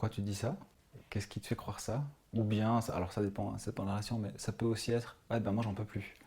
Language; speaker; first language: French; native; French